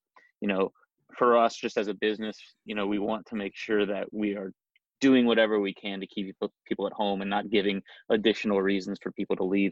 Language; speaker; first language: English; native; English